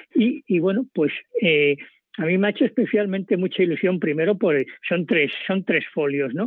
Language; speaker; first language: Spanish; native; Spanish